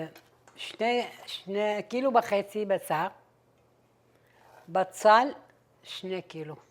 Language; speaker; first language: Hebrew; non-native, fluent; Arabic